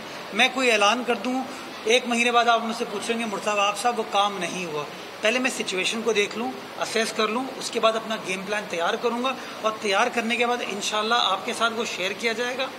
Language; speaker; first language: Urdu; native; Urdu